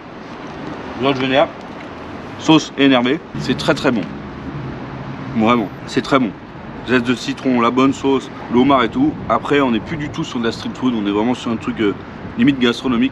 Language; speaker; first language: French; native; French